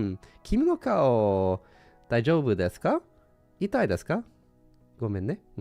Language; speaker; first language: Japanese; non-native, learner; English